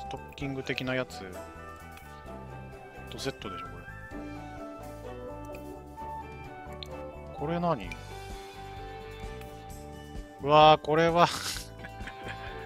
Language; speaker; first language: Japanese; native; Japanese